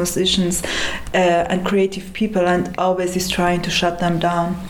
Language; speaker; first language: English; non-native, fluent; Persian